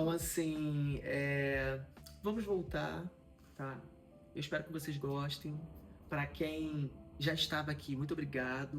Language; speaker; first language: Portuguese; native; Portuguese